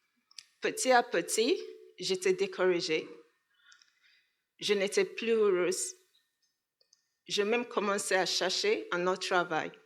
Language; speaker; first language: French; non-native, learner; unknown